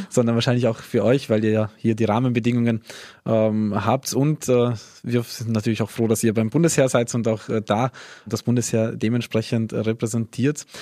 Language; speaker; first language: German; native; German